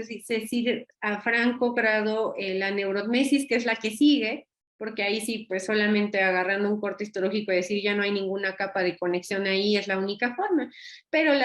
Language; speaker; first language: Spanish; native; Spanish